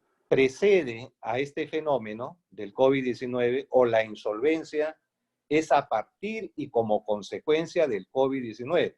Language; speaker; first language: Spanish; native; Spanish